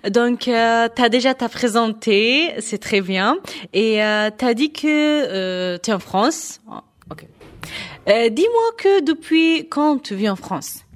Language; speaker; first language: French; non-native, fluent; Persian